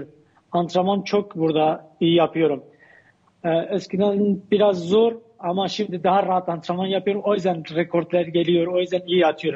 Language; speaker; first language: Turkish; non-native, learner; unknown